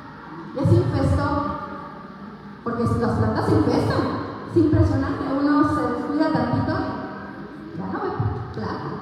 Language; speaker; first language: Spanish; native; Spanish